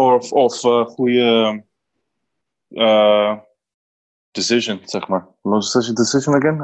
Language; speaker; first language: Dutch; non-native, learner; Spanish